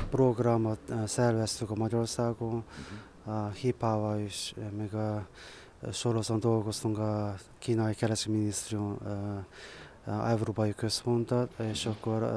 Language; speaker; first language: Hungarian; non-native, learner; Chinese